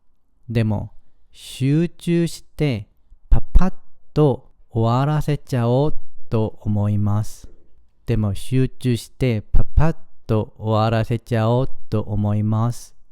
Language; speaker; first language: Japanese; non-native, fluent; Korean